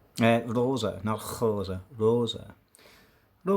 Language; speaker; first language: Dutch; non-native, learner; English